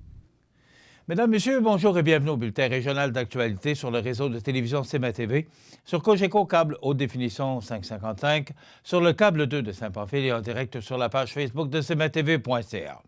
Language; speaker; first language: French; native; French